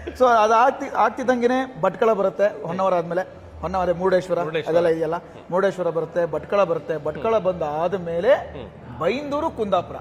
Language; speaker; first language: Kannada; native; Kannada